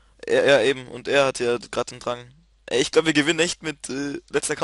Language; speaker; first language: German; native; German